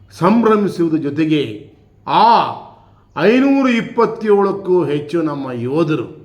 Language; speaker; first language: Kannada; native; Kannada